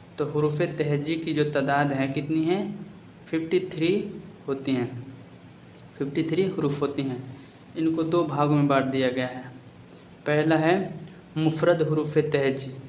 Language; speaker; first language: Hindi; native; Hindi